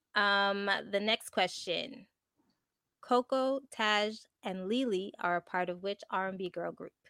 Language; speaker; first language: English; native; English